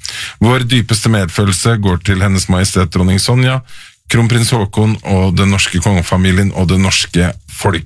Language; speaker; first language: Norwegian; native; Norwegian